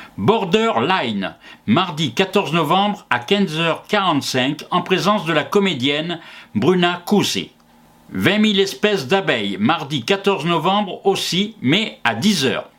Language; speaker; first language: French; native; French